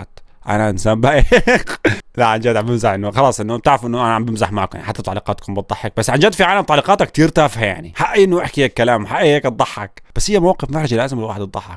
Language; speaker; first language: Arabic; native; Arabic